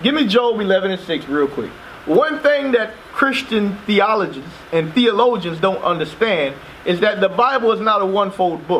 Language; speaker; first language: English; native; English